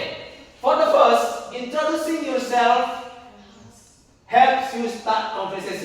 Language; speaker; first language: English; non-native, learner; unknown